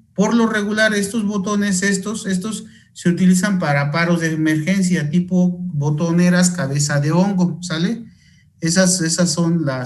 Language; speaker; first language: Spanish; native; Spanish